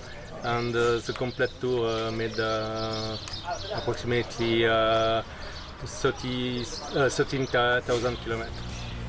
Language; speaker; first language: English; non-native, learner; French